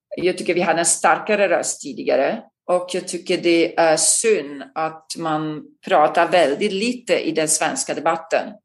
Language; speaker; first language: Swedish; non-native, fluent; Italian